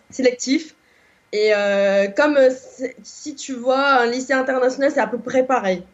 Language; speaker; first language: French; non-native, fluent; Korean